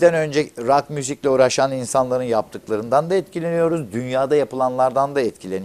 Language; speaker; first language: Turkish; native; Turkish